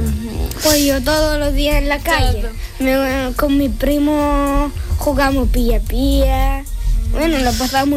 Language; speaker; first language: Spanish; non-native, learner; Arabic